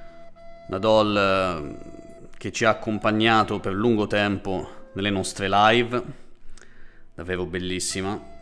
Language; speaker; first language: Italian; native; Italian